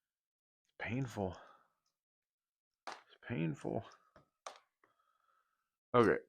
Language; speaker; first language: English; native; English